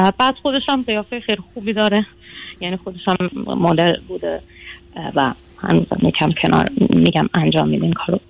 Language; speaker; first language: Persian; early bilingual, heritage; Persian